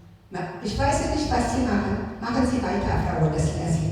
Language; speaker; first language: German; non-native, learner; Tigrinya